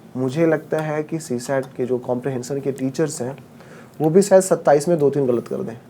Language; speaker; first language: Hindi; non-native, local second language; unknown